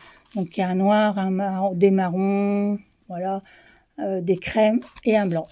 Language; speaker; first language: French; native; French